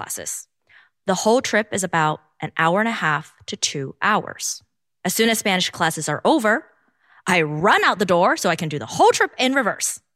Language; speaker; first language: English; non-native, local second language; Cantonese